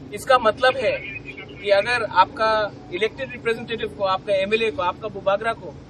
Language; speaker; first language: Hindi; non-native, local second language; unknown